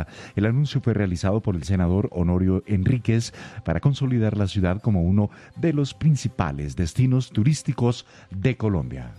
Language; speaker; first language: Spanish; native; Spanish